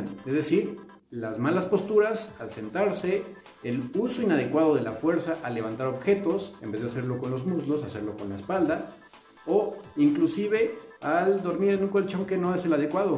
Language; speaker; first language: Spanish; native; Spanish